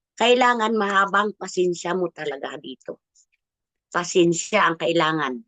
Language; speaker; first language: Filipino; non-native, local second language; Cebuano